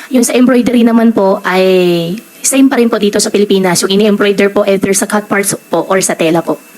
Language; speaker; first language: Filipino; native; Filipino